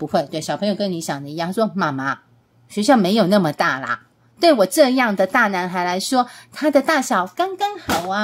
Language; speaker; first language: Chinese; native; Chinese